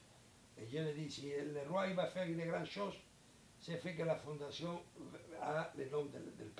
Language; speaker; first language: French; non-native, learner; Spanish